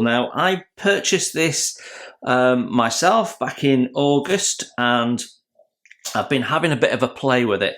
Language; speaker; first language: English; native; English